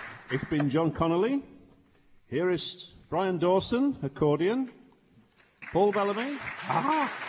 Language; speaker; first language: German; non-native, learner; English